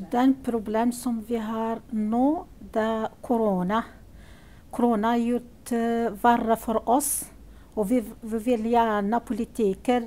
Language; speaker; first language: Norwegian; non-native, learner; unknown